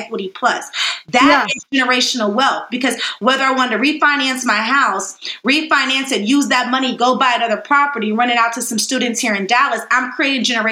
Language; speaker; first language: English; native; English